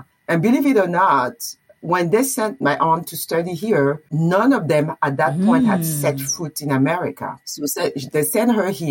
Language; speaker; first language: English; non-native, fluent; French